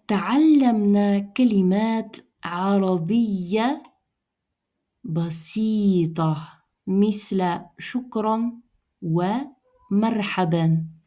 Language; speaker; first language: Arabic; non-native, fluent; Russian